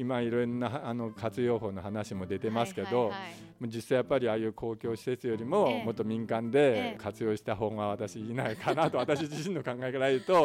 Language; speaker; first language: Japanese; native; Japanese